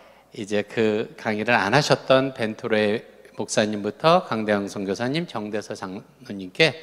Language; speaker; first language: Korean; native; Korean